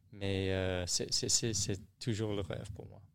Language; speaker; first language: French; non-native, learner; English